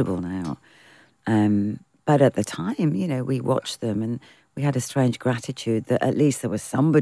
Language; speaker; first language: English; native; English